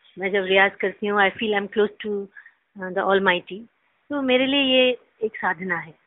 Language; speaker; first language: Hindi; non-native, local second language; Bangla